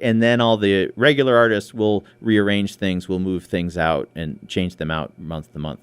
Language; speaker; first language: English; native; English